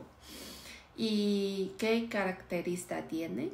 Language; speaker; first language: Spanish; non-native, fluent; Chinese